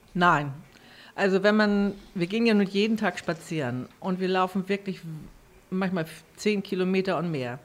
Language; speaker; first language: German; native; German